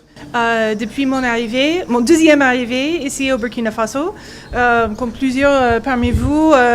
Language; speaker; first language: French; non-native, fluent; English